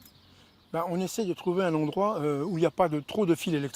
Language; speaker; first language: French; native; French